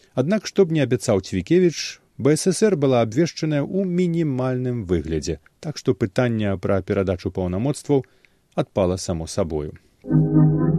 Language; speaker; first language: Belarusian; native; Belarusian